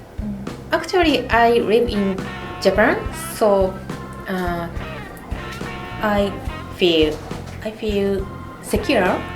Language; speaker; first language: English; non-native, learner; Japanese